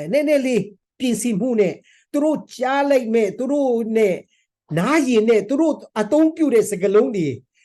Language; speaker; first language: Burmese; non-native, local second language; Hakha Chin